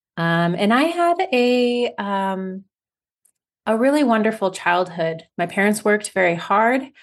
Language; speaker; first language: English; native; English